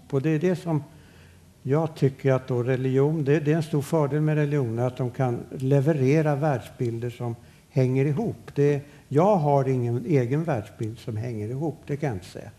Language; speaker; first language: Swedish; native; Swedish